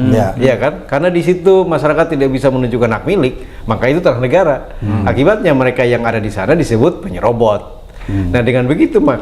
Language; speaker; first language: Indonesian; native; Indonesian